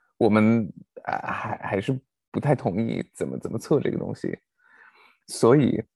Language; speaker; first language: Chinese; non-native, fluent; English